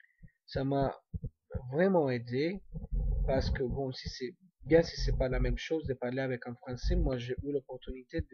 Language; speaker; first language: French; non-native, fluent; Spanish